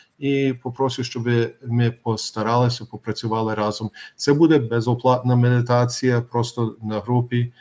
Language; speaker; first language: Ukrainian; early bilingual, heritage; Ukrainian